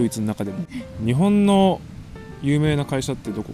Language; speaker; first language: Japanese; native; Japanese